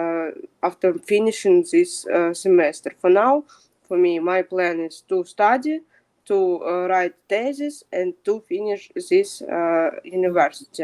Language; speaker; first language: English; non-native, fluent; Ukrainian